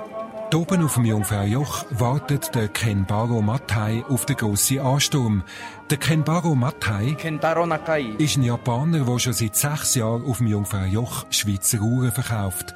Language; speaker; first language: German; native; German